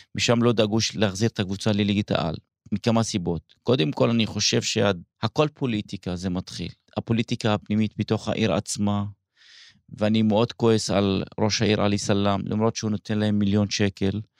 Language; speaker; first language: Hebrew; non-native, local second language; Arabic